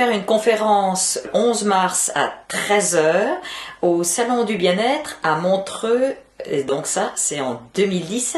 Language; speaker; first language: French; native; French